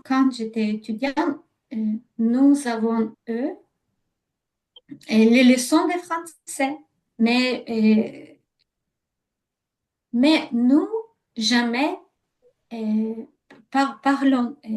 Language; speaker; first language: French; non-native, learner; Ukrainian